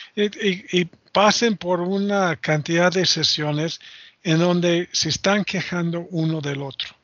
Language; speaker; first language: Spanish; non-native, fluent; English